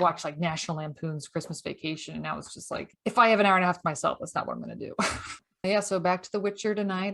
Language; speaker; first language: English; native; English